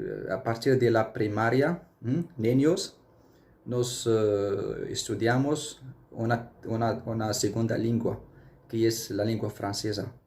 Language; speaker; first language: Spanish; non-native, fluent; Arabic